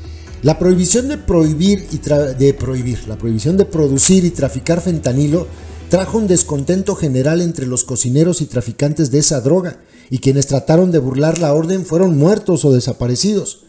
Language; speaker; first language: Spanish; native; Spanish